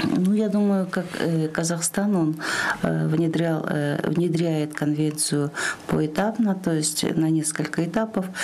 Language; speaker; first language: Russian; non-native, local second language; Kyrgyz